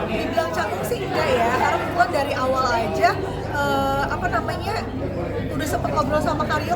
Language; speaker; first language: Indonesian; native; Indonesian